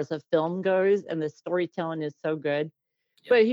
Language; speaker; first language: English; native; English